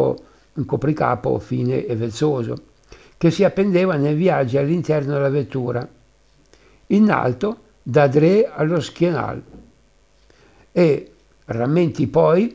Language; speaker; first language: Italian; native; Italian